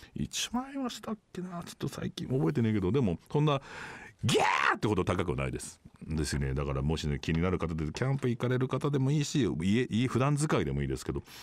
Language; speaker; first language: Japanese; native; Japanese